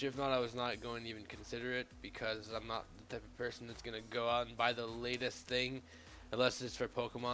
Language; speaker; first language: English; native; English